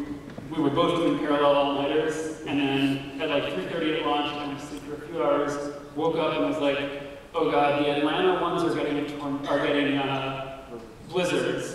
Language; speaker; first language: English; native; English